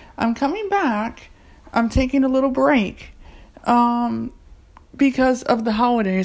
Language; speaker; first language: English; native; English